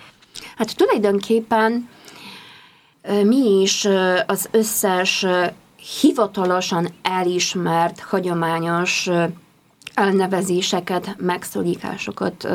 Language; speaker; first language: Hungarian; non-native, fluent; Polish